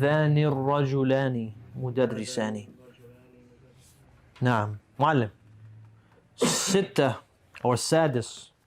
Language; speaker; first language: Arabic; non-native, fluent; English